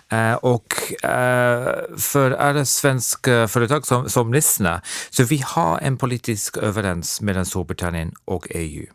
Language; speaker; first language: Swedish; non-native, fluent; English